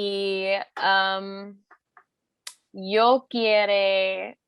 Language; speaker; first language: Spanish; non-native, learner; English